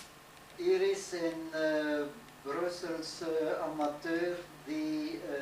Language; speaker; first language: Dutch; non-native, learner; French